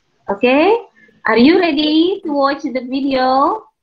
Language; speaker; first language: English; non-native, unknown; Indonesian